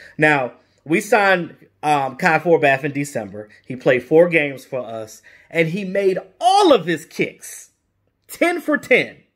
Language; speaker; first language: English; native; English